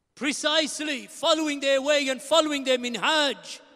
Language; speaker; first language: English; native; English